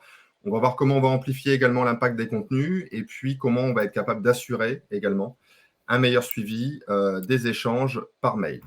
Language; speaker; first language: French; native; French